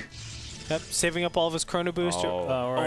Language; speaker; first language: English; native; English